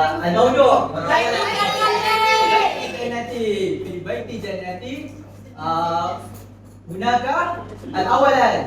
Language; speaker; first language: Arabic; non-native, learner; Malay